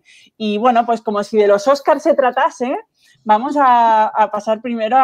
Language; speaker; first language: Spanish; native; Spanish